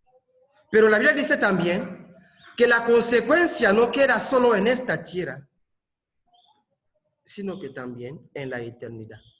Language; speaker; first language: Spanish; non-native, fluent; French